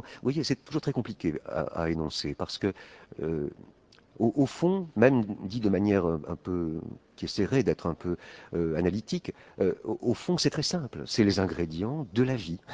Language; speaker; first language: French; native; French